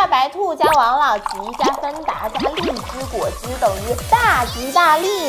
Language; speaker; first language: Chinese; native; Chinese